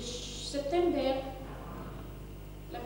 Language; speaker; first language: Hebrew; non-native, fluent; Hungarian